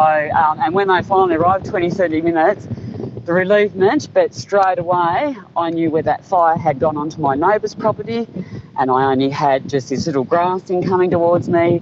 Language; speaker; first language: English; native; English